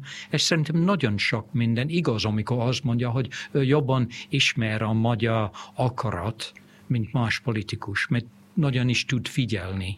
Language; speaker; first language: Hungarian; early bilingual, heritage; English